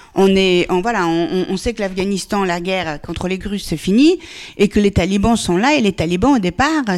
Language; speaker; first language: French; early bilingual, other home language; Persian